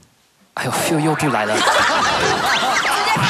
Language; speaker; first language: Chinese; early bilingual, heritage; Chinese